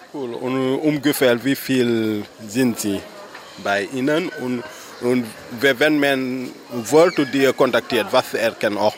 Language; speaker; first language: German; non-native, learner; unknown